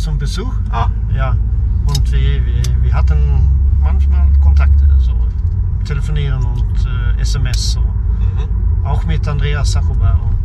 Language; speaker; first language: German; non-native, learner; Swedish